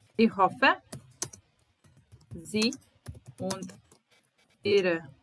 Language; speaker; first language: German; non-native, fluent; Serbian